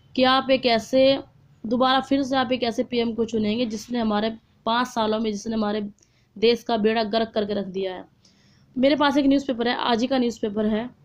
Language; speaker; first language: Hindi; native; Hindi